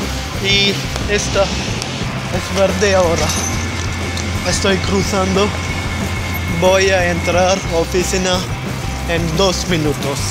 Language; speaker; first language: Spanish; non-native, learner; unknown